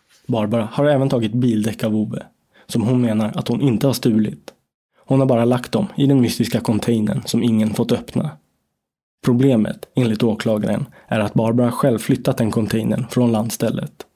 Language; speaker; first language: Swedish; native; Swedish